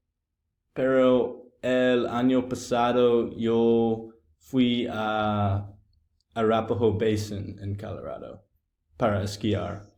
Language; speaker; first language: Spanish; non-native, learner; English